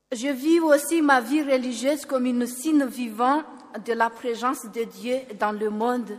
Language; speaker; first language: French; non-native, local second language; Malagasy